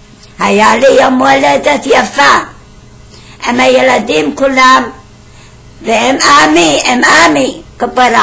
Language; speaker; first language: Hebrew; non-native, fluent; Arabic